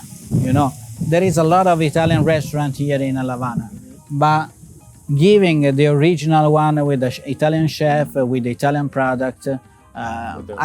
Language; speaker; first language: English; non-native, fluent; Italian